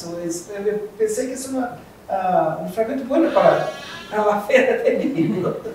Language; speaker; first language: Spanish; non-native, fluent; Portuguese